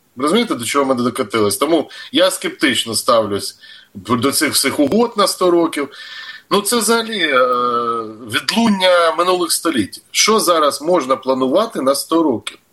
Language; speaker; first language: Ukrainian; native; Ukrainian